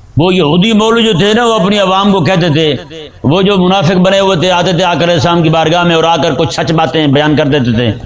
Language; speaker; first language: Urdu; non-native, local second language; Punjabi